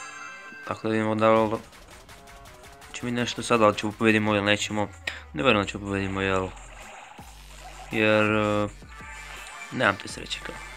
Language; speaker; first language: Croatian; early bilingual, heritage; Croatian